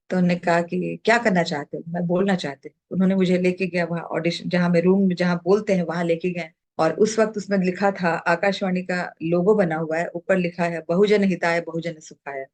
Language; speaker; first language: Hindi; native; Hindi